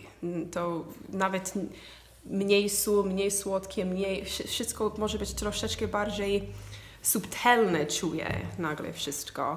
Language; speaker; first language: Polish; non-native, fluent; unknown